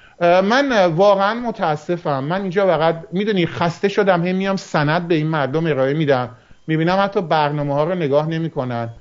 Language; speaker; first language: Persian; early bilingual, heritage; Persian